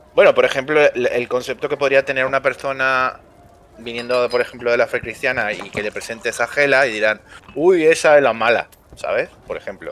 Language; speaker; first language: Spanish; native; Spanish